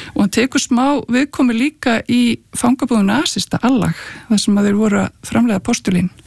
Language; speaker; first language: Icelandic; native; Icelandic